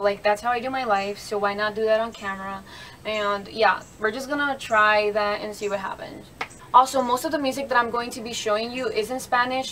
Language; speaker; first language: English; early bilingual, other home language; Spanish